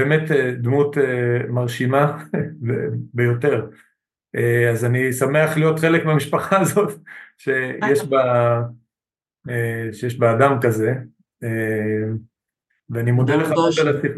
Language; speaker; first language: Hebrew; native; Hebrew